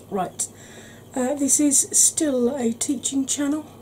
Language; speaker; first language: English; native; English